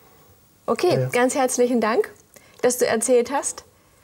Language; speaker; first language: German; native; German